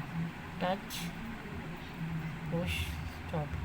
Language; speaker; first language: Malayalam; non-native, fluent; Hindi